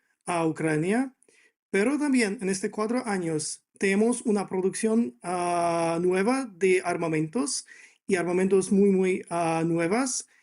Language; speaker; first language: Spanish; non-native, fluent; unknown